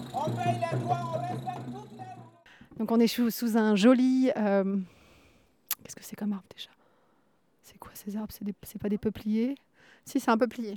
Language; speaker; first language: French; native; French